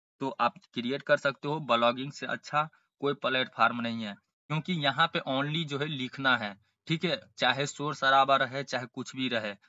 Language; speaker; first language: Hindi; native; Hindi